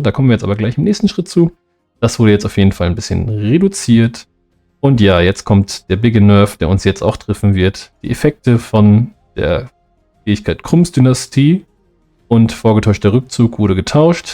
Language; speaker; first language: German; native; German